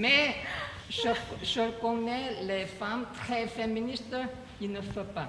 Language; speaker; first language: French; non-native, learner; Chinese